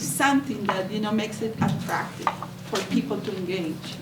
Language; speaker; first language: English; non-native, fluent; Spanish